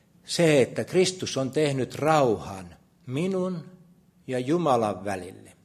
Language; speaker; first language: Finnish; native; Finnish